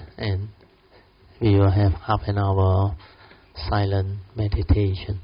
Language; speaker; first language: English; non-native, local second language; Min Nan Chinese